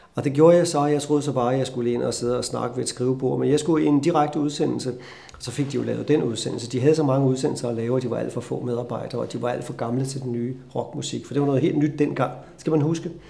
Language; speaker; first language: Danish; native; Danish